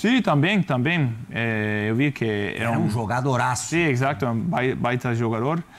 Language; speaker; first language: Spanish; non-native, fluent; Danish